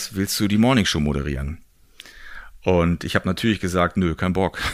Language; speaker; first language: German; native; German